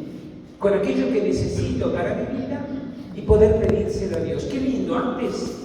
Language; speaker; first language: Spanish; native; Spanish